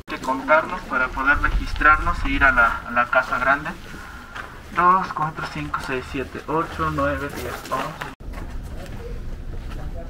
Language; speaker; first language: Spanish; native; Spanish